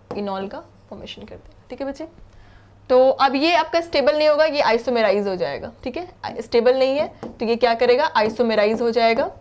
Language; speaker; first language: Hindi; native; Hindi